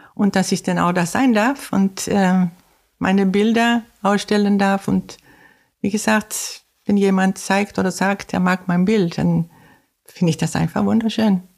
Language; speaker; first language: German; non-native, fluent; Swedish